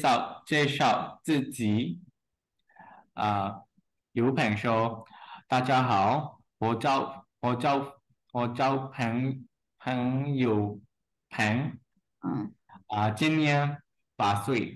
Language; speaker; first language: Chinese; non-native, learner; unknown